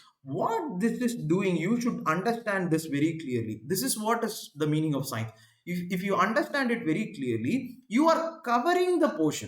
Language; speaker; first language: English; non-native, local second language; Tamil